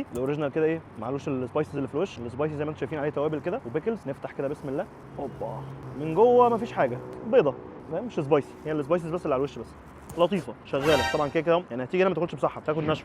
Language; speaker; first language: Arabic; native; Arabic